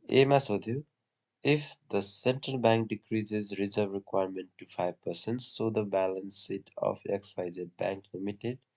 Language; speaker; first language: English; non-native, local second language; Nepali